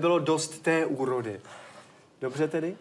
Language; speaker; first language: Czech; native; Czech